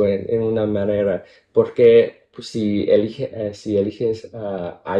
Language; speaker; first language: Spanish; non-native, learner; Cantonese